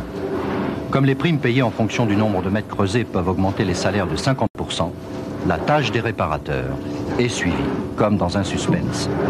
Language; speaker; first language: French; native; French